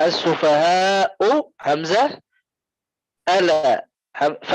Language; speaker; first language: Arabic; native; Arabic